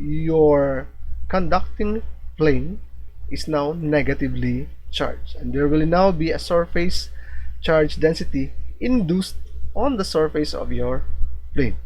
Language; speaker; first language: English; non-native, local second language; Filipino